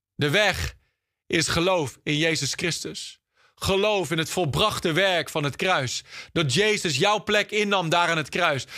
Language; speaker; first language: Dutch; non-native, fluent; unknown